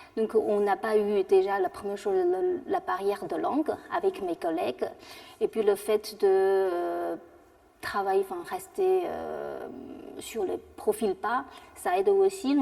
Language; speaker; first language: French; non-native, fluent; Chinese